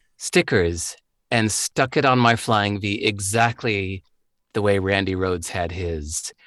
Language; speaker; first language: English; native; English